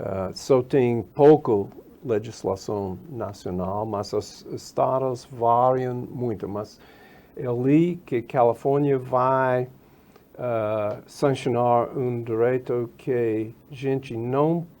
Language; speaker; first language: Portuguese; non-native, fluent; English